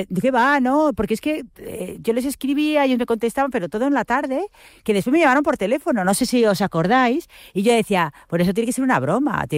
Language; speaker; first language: Spanish; native; Spanish